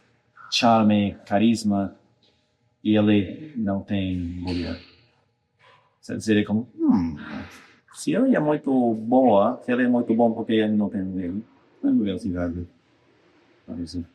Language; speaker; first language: Portuguese; non-native, fluent; English